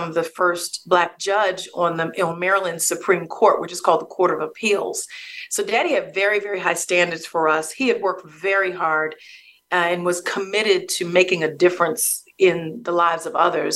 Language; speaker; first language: English; native; English